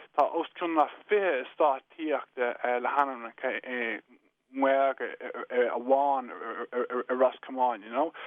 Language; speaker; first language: Irish; non-native, local second language; English